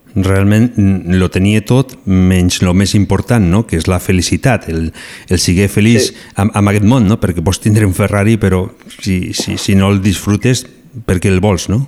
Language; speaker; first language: Catalan; native; Catalan